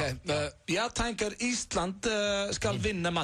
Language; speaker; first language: Swedish; non-native, learner; Icelandic